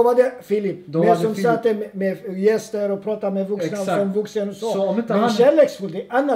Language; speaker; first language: Swedish; non-native, fluent; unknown